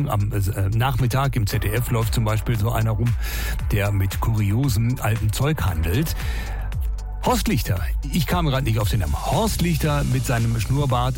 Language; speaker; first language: German; native; German